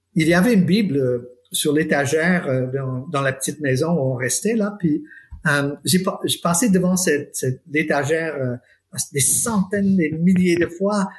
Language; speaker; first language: French; non-native, fluent; English